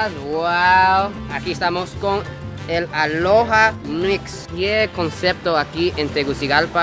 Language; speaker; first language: Spanish; non-native, fluent; Japanese